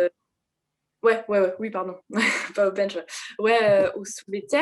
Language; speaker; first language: French; native; French